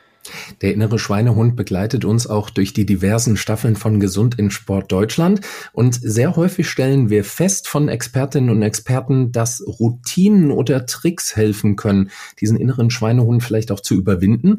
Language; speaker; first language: German; native; German